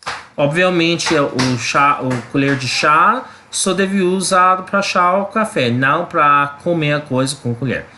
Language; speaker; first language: Portuguese; non-native, learner; English